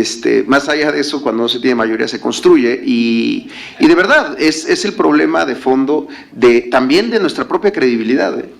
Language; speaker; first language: Spanish; native; Spanish